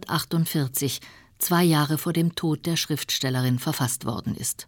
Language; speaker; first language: German; native; German